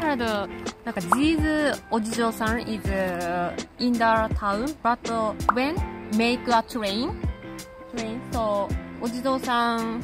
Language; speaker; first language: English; non-native, learner; Japanese